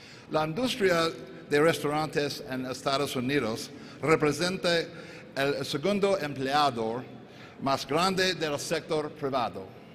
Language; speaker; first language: Spanish; non-native, fluent; English